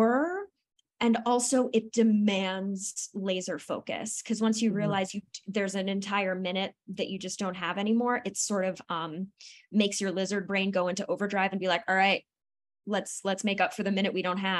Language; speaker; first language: English; native; English